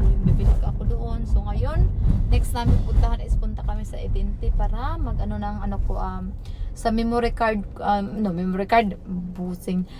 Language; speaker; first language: Filipino; non-native, local second language; Cebuano